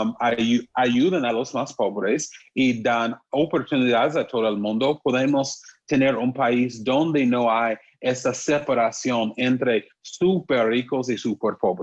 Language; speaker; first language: Spanish; non-native, fluent; English